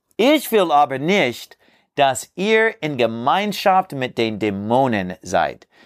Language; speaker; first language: German; non-native, learner; English